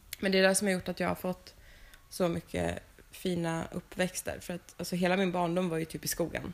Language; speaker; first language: Swedish; native; Swedish